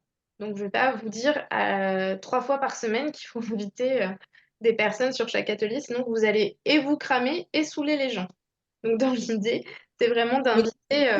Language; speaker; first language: French; native; French